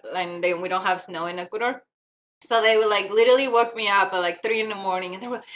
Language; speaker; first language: English; non-native, fluent; Spanish